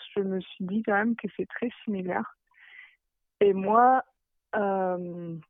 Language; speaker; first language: French; non-native, fluent; German